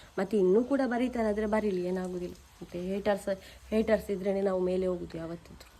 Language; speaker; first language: Kannada; non-native, local second language; Tulu